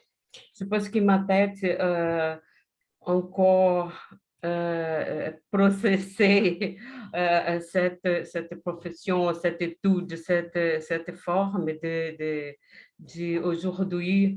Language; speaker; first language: French; non-native, learner; Portuguese